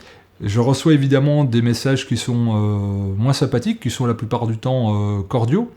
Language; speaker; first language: French; native; French